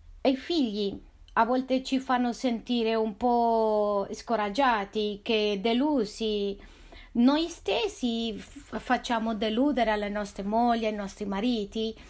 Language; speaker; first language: Italian; non-native, fluent; Spanish